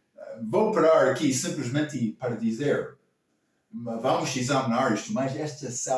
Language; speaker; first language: Portuguese; non-native, learner; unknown